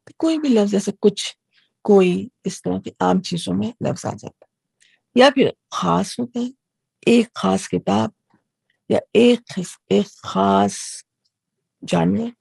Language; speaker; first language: Urdu; native; Urdu